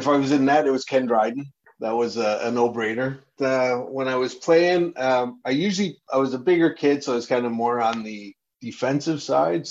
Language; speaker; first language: English; native; English